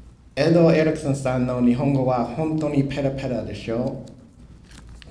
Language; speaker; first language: Japanese; non-native, learner; English